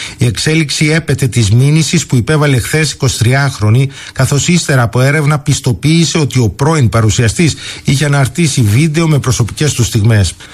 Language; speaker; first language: Greek; native; Greek